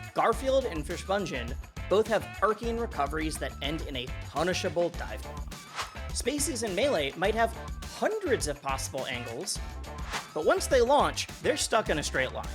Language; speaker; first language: English; native; English